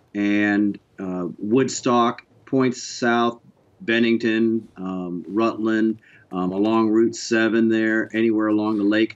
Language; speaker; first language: English; native; English